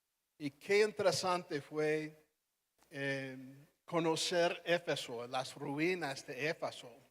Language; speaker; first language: Spanish; non-native, fluent; English